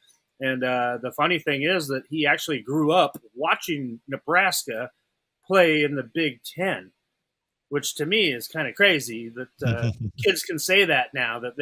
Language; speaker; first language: English; native; English